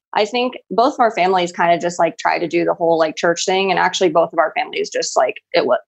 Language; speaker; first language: English; early bilingual, other home language; Spanish